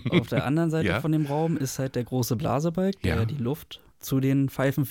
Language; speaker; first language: German; native; German